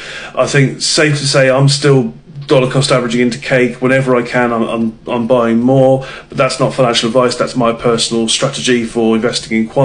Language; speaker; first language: English; native; English